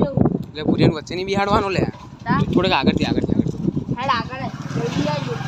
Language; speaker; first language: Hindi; non-native, local second language; Gujarati